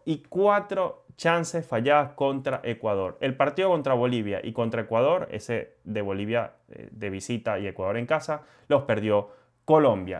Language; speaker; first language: Spanish; native; Spanish